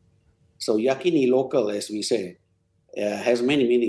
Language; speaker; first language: English; non-native, local second language; Tamil